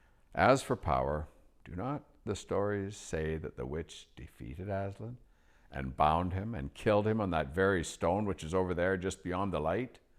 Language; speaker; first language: English; native; English